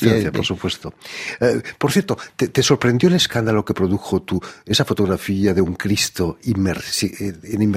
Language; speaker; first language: Spanish; native; Spanish